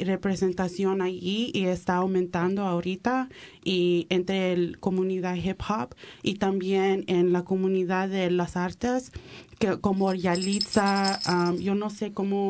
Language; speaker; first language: Spanish; early bilingual, heritage; Spanish